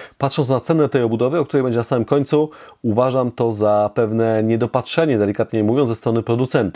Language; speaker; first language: Polish; native; Polish